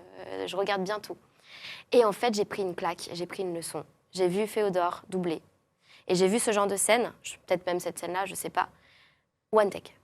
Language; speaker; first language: French; native; French